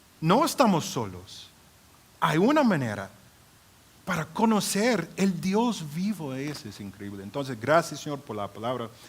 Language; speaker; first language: Spanish; non-native, fluent; English